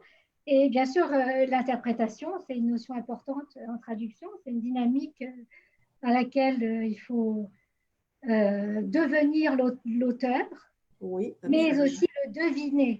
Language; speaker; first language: French; native; French